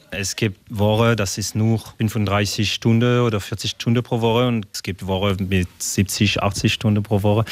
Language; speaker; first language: German; non-native, learner; French